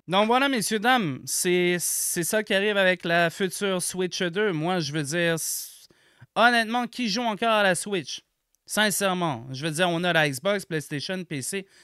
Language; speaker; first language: French; native; French